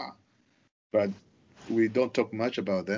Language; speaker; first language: English; non-native, local second language; Kinyarwanda